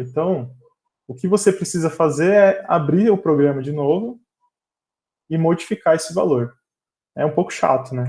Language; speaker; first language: Portuguese; native; Portuguese